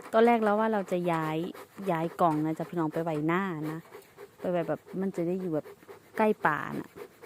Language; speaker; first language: Thai; native; Thai